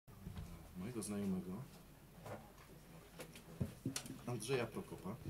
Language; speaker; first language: Polish; native; Polish